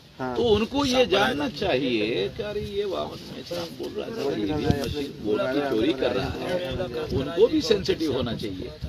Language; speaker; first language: Hindi; non-native, local second language; Marathi